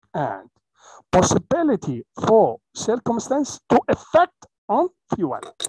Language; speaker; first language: English; non-native, fluent; Arabic